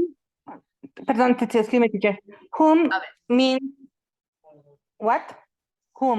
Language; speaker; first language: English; non-native, learner; Spanish